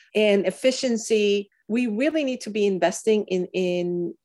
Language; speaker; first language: English; non-native, fluent; Spanish